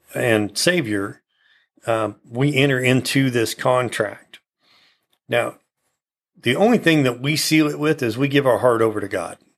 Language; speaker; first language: English; native; English